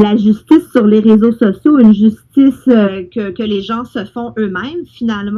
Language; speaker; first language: French; native; French